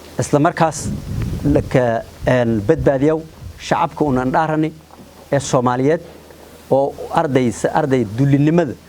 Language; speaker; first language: Somali; non-native, local second language; Maay